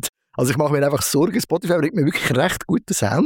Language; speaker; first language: German; native; German